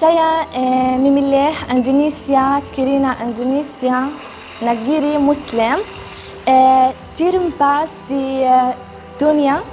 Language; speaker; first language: Indonesian; non-native, learner; Arabic